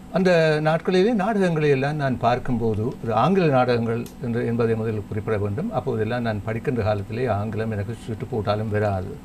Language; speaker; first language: Tamil; native; Tamil